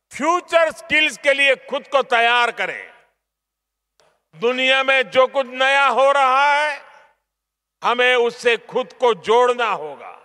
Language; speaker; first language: Hindi; non-native, local second language; Gujarati